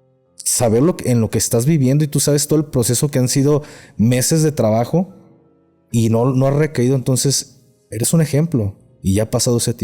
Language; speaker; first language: Spanish; native; Spanish